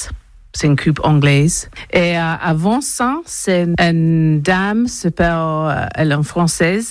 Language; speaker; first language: French; non-native, learner; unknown